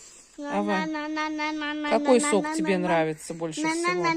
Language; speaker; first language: Russian; native; Russian